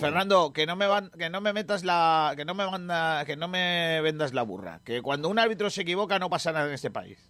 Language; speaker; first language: Spanish; native; Spanish